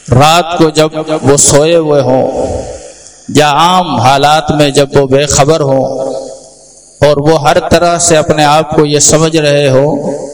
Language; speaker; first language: Urdu; native; Urdu